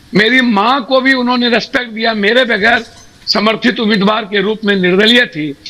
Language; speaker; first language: Hindi; native; Hindi